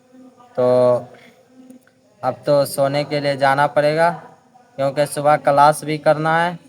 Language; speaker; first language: Hindi; native; Hindi